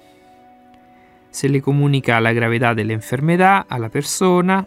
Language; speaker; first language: Spanish; non-native, fluent; Italian